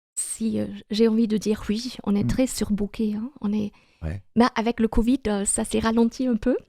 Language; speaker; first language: French; non-native, fluent; German